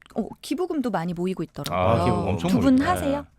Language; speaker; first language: Korean; native; Korean